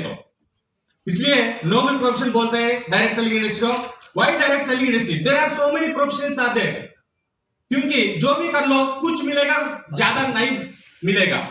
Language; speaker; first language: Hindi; non-native, local second language; Telugu